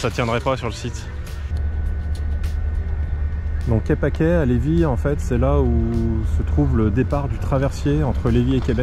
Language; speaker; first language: French; native; French